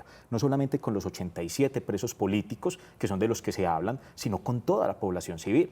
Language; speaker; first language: Spanish; native; Spanish